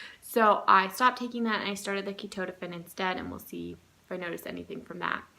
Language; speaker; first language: English; native; English